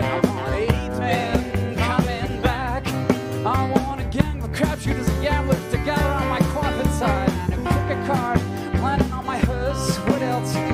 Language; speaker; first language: English; early bilingual, heritage; English